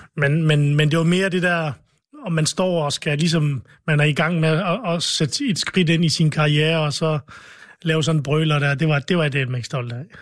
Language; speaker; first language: Danish; early bilingual, other home language; Arabic